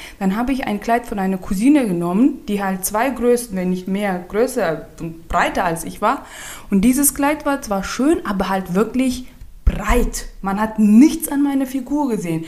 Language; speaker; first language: German; non-native, fluent; Turkmen